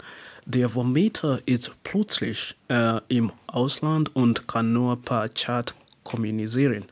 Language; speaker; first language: German; non-native, learner; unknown